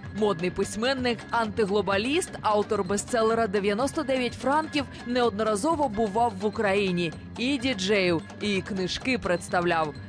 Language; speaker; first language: Ukrainian; native; Ukrainian